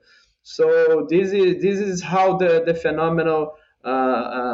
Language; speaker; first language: English; non-native, fluent; Portuguese